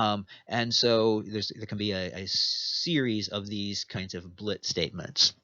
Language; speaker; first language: English; native; English